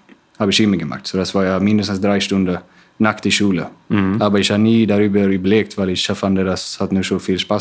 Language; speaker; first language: German; non-native, fluent; Swedish